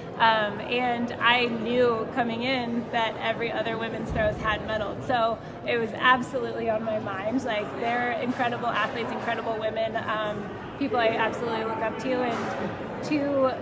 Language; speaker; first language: English; native; English